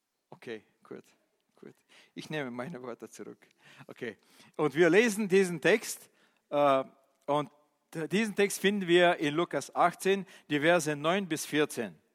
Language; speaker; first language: German; non-native, fluent; Bulgarian